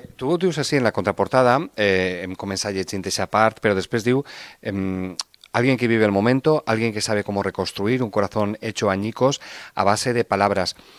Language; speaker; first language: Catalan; native; Catalan